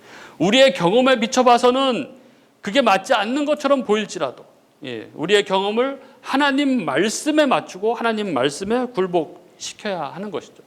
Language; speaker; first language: Korean; native; Korean